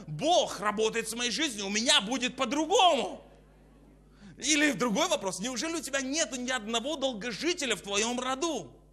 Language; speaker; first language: Russian; native; Russian